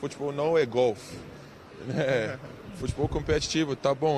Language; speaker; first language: Portuguese; non-native, learner; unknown